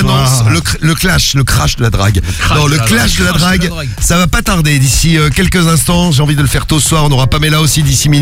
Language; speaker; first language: French; native; French